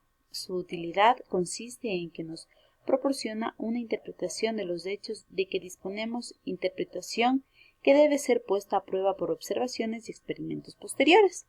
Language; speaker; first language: Spanish; native; Spanish